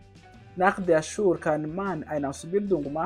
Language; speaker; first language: German; non-native, learner; Kinyarwanda